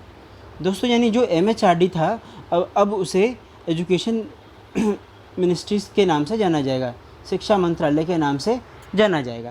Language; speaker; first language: Hindi; native; Hindi